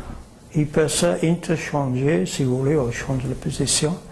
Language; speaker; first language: French; non-native, learner; English